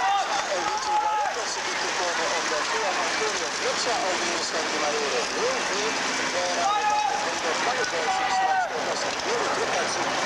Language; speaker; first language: Dutch; native; Dutch